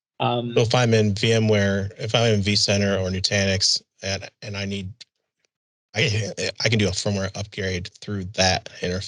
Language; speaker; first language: English; native; English